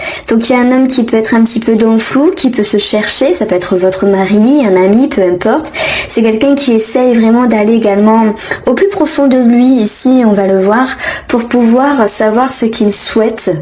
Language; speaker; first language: French; native; French